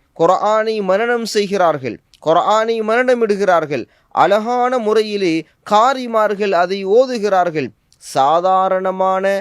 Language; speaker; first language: Tamil; native; Tamil